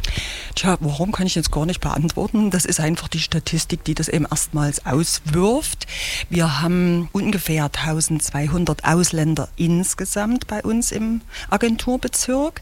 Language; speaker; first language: German; native; German